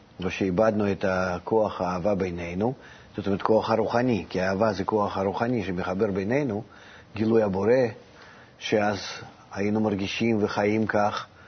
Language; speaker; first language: Hebrew; non-native, fluent; Russian